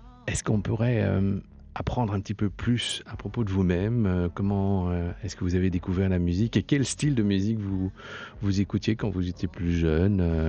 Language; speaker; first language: French; native; French